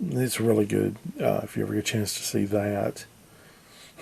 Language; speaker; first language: English; native; English